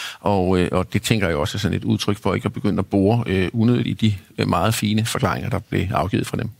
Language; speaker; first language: Danish; native; Danish